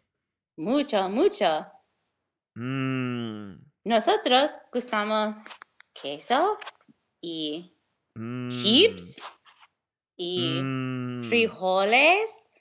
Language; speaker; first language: Spanish; non-native, learner; English